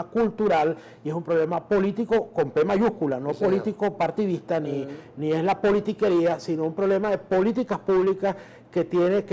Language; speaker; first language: Spanish; native; Spanish